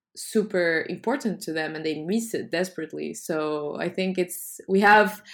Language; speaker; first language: English; non-native, fluent; Portuguese